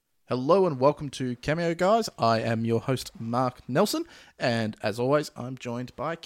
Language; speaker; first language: English; native; English